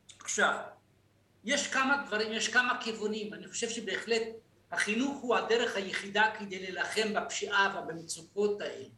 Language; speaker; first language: Hebrew; non-native, local second language; Arabic